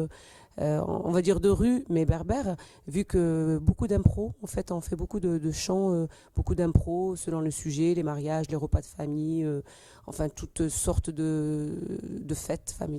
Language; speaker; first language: French; native; French